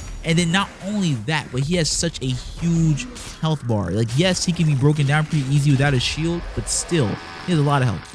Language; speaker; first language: English; native; English